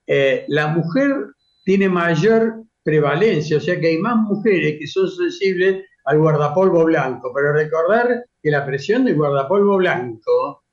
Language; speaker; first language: Spanish; native; Spanish